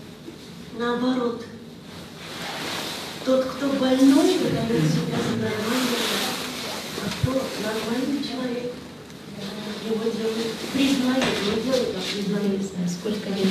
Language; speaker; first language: Russian; native; Russian